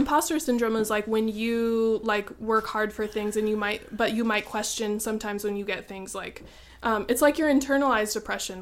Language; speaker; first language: English; native; English